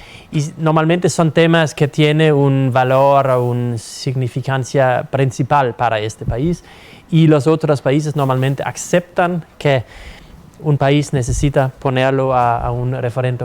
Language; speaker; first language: Spanish; non-native, fluent; Danish